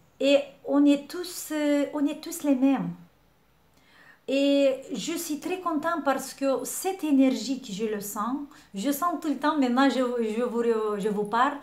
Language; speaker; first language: French; non-native, fluent; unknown